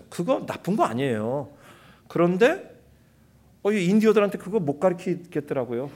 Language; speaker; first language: Korean; early bilingual, heritage; Korean